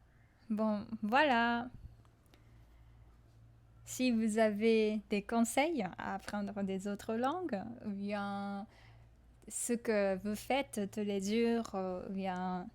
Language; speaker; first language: French; non-native, fluent; Japanese